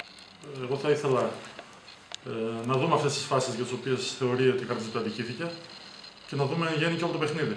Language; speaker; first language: Greek; native; Greek